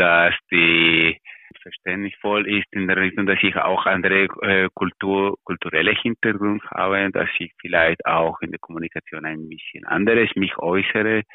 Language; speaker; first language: German; non-native, fluent; Spanish